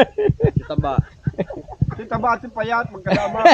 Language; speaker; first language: Filipino; native; Filipino